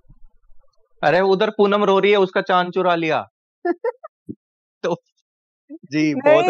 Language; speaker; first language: Hindi; native; Hindi